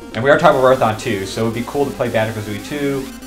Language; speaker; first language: English; native; English